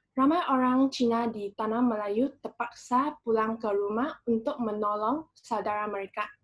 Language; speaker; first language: Malay; non-native, local second language; Chinese